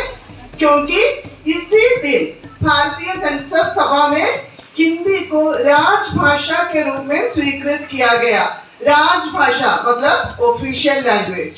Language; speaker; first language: Hindi; non-native, local second language; Malayalam